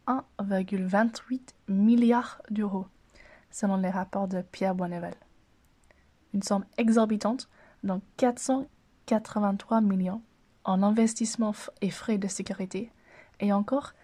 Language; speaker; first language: French; native; French